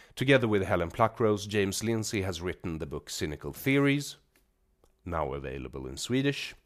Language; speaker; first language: English; non-native, fluent; Swedish